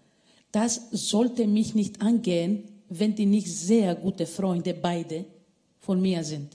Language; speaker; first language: German; non-native, fluent; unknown